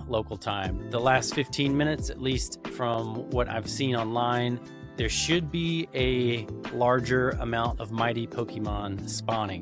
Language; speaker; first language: English; native; English